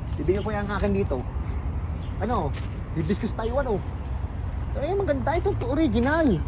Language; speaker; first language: Filipino; native; Filipino